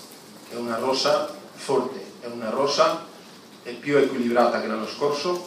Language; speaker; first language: Italian; non-native, fluent; Spanish